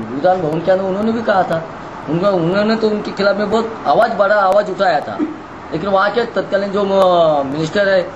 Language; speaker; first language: Hindi; non-native, local second language; Marathi